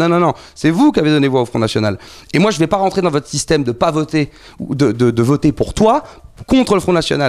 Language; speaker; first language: French; native; French